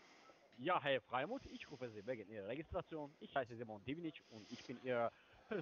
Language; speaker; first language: German; non-native, learner; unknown